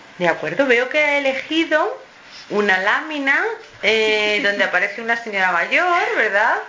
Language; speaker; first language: Spanish; native; Spanish